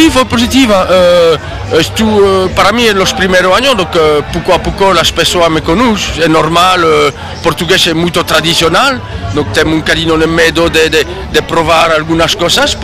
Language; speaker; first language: Portuguese; non-native, learner; French